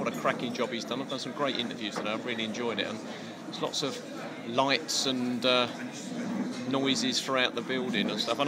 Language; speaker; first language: English; native; English